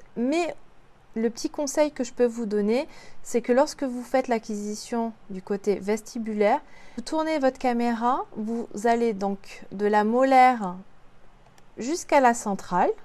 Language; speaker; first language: French; native; French